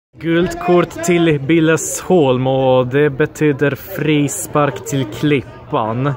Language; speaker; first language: Swedish; early bilingual, other home language; Polish